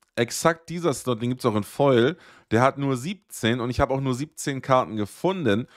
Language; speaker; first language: German; native; German